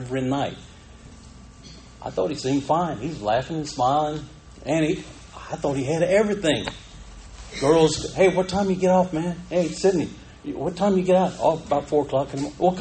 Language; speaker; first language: English; native; English